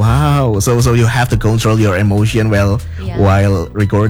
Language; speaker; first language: English; non-native, fluent; Indonesian